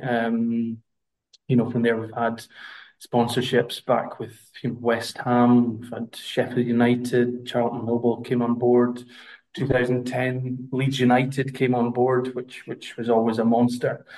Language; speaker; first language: English; native; English